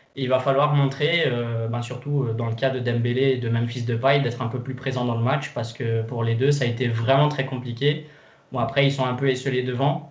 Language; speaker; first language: French; non-native, fluent; Portuguese